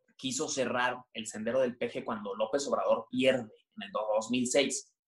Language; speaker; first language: Spanish; native; Spanish